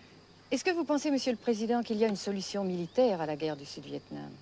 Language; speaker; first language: French; native; French